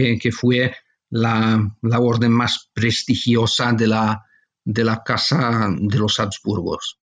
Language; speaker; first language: Spanish; non-native, fluent; Hungarian